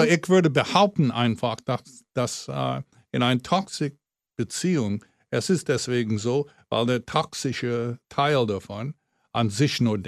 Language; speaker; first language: German; non-native, fluent; English